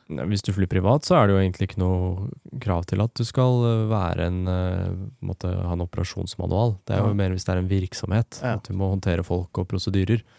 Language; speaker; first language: Norwegian; native; Norwegian